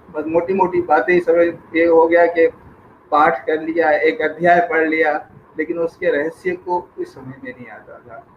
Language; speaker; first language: Urdu; non-native, local second language; Sindhi